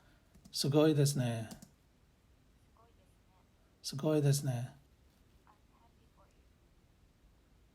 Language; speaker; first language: Japanese; non-native, learner; English